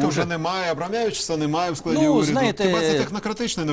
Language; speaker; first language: Ukrainian; native; Ukrainian